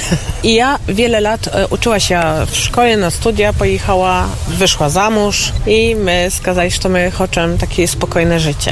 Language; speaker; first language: Polish; non-native, local second language; Ukrainian